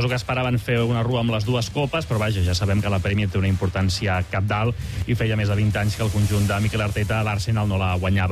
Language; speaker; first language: Catalan; native; Catalan